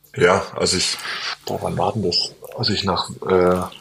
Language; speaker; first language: German; native; German